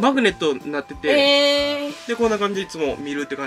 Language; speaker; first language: Japanese; native; Japanese